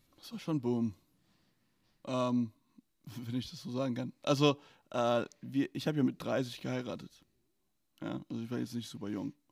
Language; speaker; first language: German; native; German